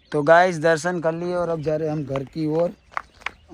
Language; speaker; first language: Hindi; non-native, local second language; Gujarati